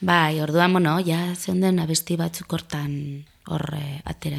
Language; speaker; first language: Basque; non-native, local second language; Spanish